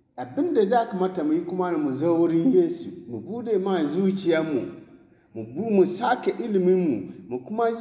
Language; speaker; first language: Hausa; non-native, local second language; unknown